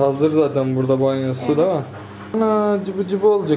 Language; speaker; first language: Turkish; native; Turkish